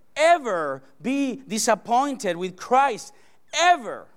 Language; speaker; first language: English; non-native, fluent; Spanish